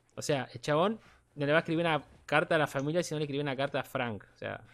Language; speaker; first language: Spanish; native; Spanish